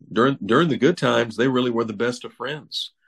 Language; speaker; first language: English; native; English